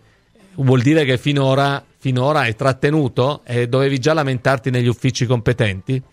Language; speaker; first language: Italian; native; Italian